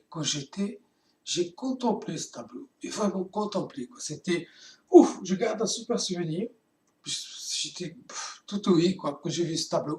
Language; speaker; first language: French; non-native, fluent; Portuguese